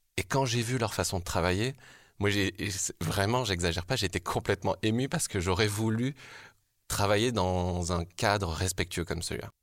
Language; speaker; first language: French; early bilingual, other home language; Korean